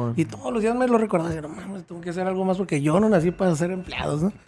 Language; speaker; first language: Spanish; native; Spanish